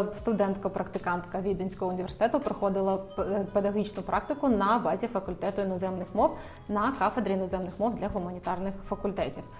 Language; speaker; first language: Ukrainian; native; Ukrainian